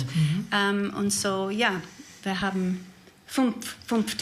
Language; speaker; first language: German; non-native, learner; English